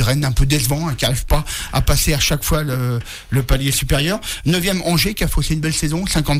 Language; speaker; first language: French; native; French